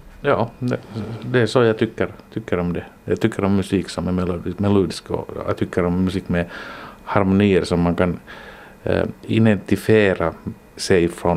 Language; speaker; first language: Swedish; non-native, local second language; Finnish